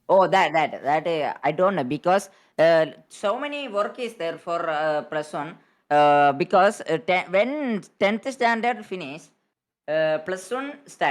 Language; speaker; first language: English; non-native, learner; Malayalam